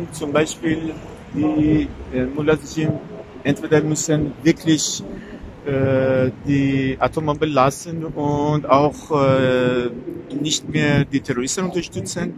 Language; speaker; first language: German; non-native, fluent; Persian